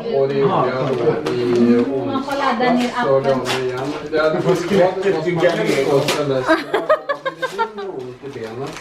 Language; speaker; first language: Swedish; native; Swedish